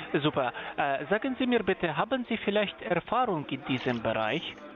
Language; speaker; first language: German; non-native, fluent; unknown